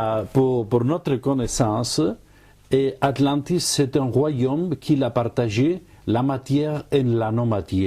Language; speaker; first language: French; non-native, fluent; Spanish